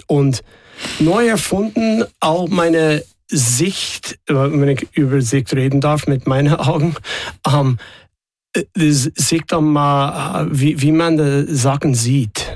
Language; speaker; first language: German; non-native, fluent; English